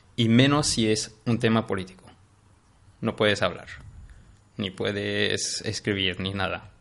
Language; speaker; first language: Spanish; non-native, fluent; Arabic